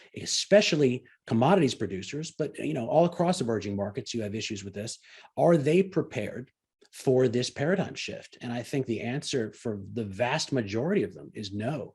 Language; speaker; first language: English; native; English